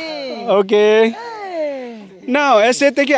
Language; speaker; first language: Portuguese; non-native, learner; Vietnamese